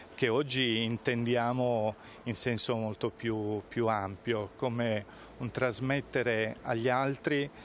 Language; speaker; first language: Italian; native; Italian